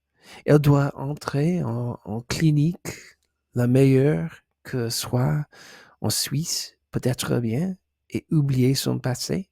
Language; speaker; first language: French; non-native, learner; English